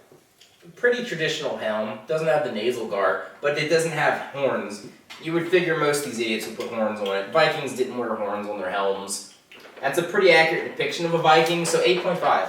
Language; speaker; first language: English; native; English